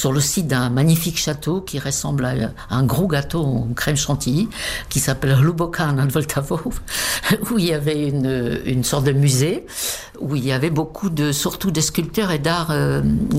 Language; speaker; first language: French; non-native, fluent; Czech